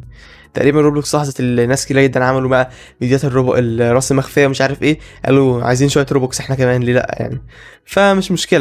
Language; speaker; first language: Arabic; native; Arabic